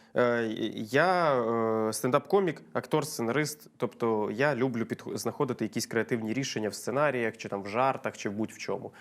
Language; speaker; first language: Ukrainian; non-native, local second language; Russian